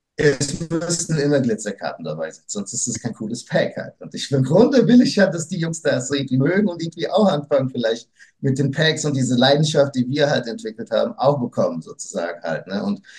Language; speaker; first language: German; early bilingual, other home language; Portuguese